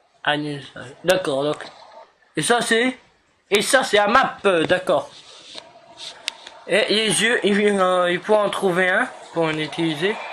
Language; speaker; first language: French; native; French